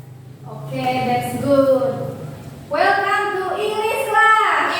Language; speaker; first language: English; non-native, fluent; Indonesian